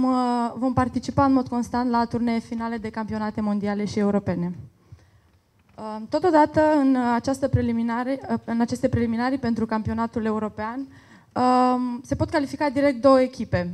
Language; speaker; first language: Romanian; native; Romanian